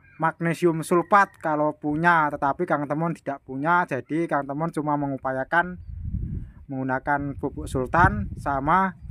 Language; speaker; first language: Indonesian; non-native, local second language; Javanese